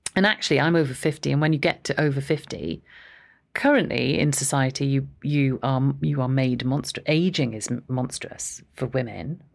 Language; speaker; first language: English; native; English